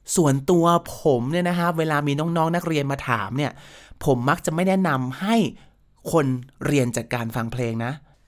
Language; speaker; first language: Thai; native; Thai